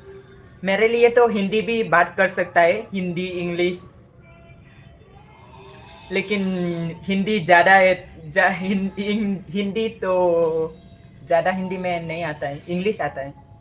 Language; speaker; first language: Hindi; non-native, local second language; Khasi